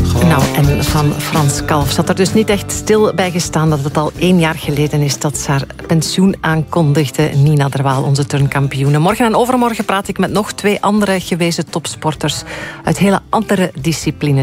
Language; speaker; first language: Dutch; native; Dutch